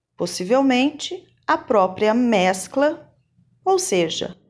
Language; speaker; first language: Portuguese; native; Portuguese